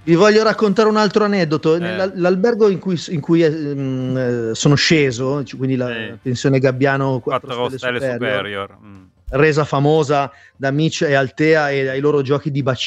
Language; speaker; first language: Italian; native; Italian